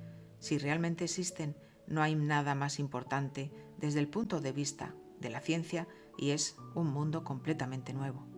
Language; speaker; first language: Spanish; native; Spanish